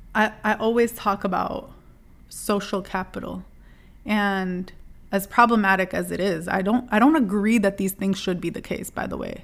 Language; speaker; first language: English; native; English